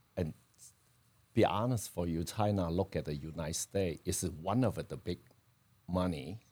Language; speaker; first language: English; non-native, fluent; Chinese